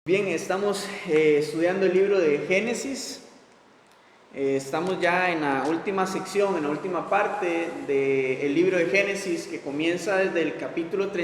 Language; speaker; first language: Spanish; native; Spanish